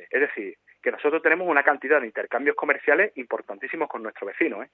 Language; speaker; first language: Spanish; native; Spanish